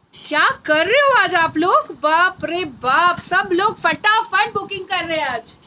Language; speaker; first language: Hindi; non-native, local second language; Bangla